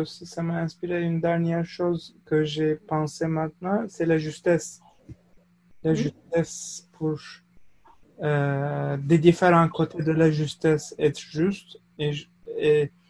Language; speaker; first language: French; non-native, fluent; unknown